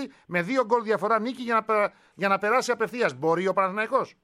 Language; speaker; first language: Greek; native; Greek